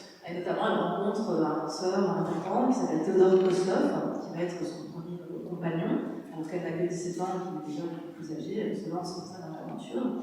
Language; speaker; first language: French; native; French